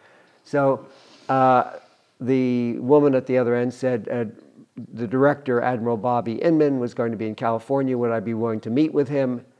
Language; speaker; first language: English; native; English